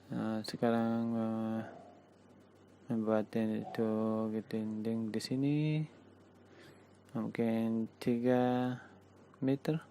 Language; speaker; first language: Indonesian; non-native, learner; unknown